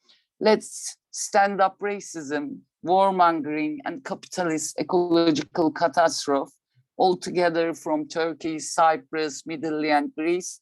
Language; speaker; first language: English; non-native, fluent; Turkish